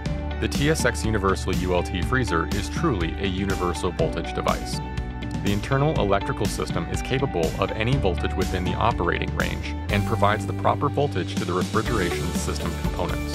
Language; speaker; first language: English; native; English